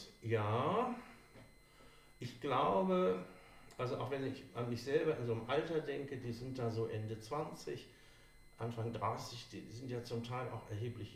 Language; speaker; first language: German; native; German